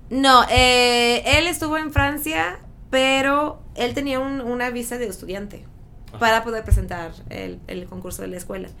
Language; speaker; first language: Spanish; non-native, fluent; French